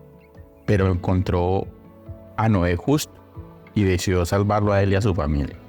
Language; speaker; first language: Spanish; native; Spanish